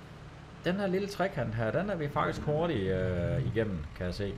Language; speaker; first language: Danish; native; Danish